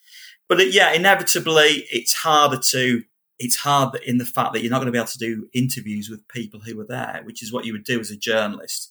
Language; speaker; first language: English; native; English